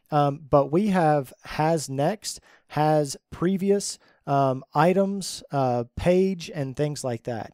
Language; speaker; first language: English; native; English